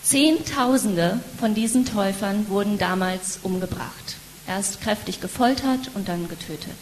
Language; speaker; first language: German; native; German